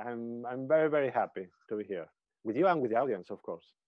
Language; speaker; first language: English; non-native, learner; Spanish